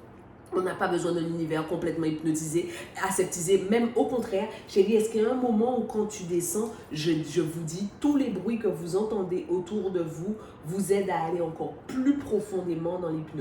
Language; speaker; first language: French; native; French